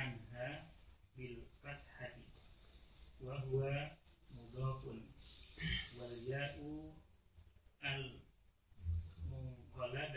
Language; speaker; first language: Arabic; non-native, learner; Indonesian